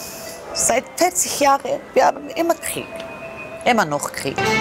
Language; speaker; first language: German; non-native, learner; Persian